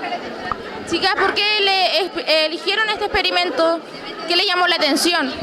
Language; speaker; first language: Spanish; native; Spanish